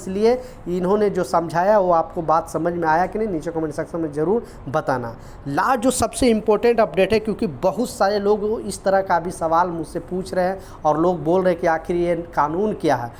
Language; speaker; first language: Hindi; native; Hindi